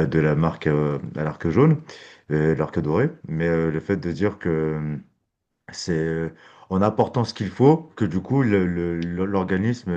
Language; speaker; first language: French; native; French